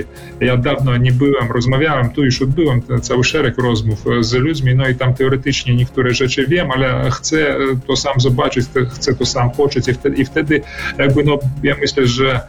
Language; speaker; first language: Polish; early bilingual, heritage; Polish